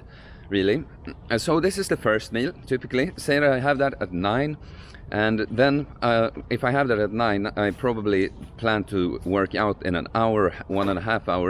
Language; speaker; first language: English; non-native, fluent; Swedish